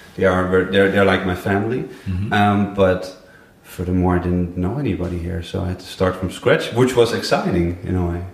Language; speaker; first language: English; non-native, fluent; Dutch